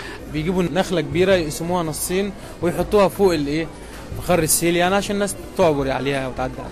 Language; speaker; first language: Arabic; native; Arabic